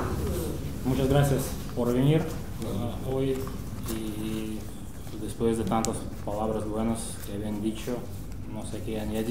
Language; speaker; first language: Spanish; non-native, fluent; Russian